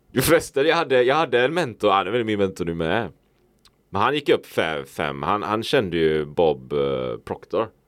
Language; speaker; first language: Swedish; native; Swedish